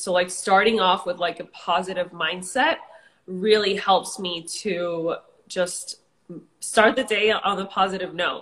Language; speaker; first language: English; early bilingual, other home language; Spanish